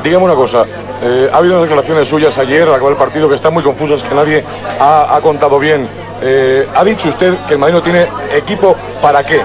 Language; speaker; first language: Spanish; native; Spanish